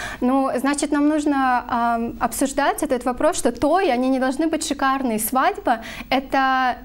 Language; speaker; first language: Russian; non-native, local second language; Kyrgyz